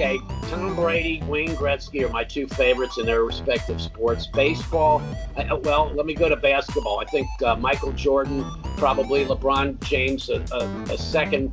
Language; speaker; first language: English; native; English